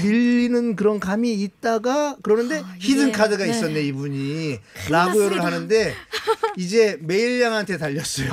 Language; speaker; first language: Korean; native; Korean